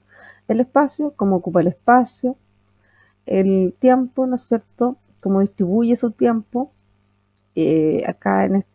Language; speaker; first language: Spanish; native; Spanish